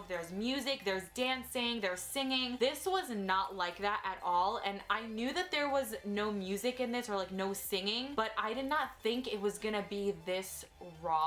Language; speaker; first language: English; native; English